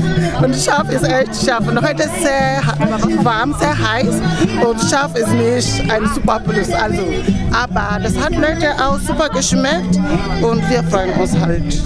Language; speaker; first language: German; non-native, fluent; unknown